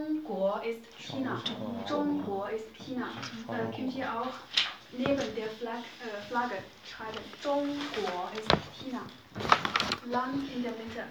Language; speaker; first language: German; non-native, fluent; Chinese